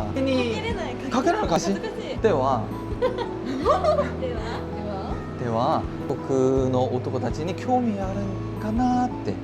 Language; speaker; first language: Japanese; non-native, learner; Korean